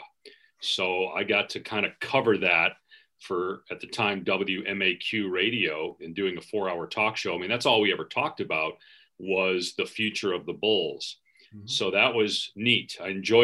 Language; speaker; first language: English; native; English